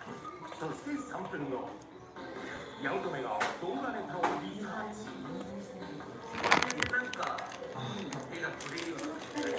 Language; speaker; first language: Japanese; native; Japanese